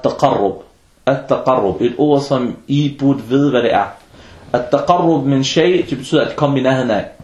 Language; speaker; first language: Danish; early bilingual, other home language; Arabic